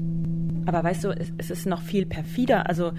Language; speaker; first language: German; native; German